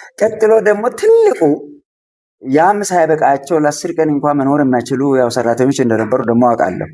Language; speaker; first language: Amharic; non-native, local second language; Sidamo